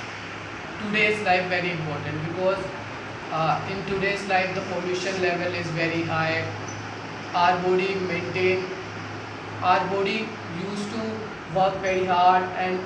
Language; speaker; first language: English; non-native, learner; Hindi